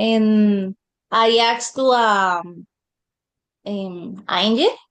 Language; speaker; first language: English; non-native, learner; Spanish